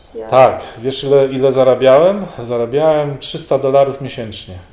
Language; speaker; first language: Polish; native; Polish